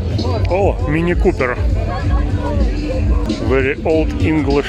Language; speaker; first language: English; non-native, learner; Russian